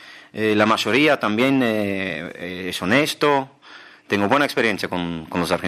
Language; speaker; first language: Spanish; non-native, fluent; German